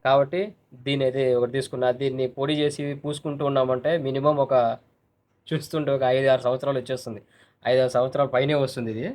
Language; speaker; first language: Telugu; non-native, local second language; Urdu